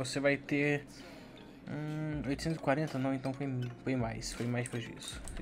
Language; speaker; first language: Portuguese; native; Portuguese